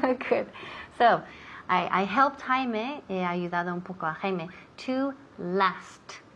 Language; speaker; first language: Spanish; non-native, fluent; English